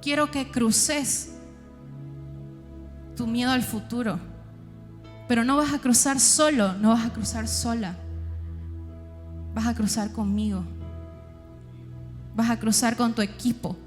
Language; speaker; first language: Spanish; native; Spanish